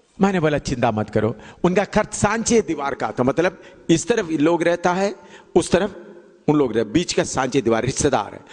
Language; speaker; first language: Hindi; non-native, local second language; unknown